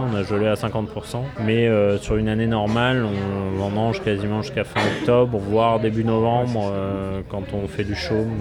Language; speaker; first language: French; native; French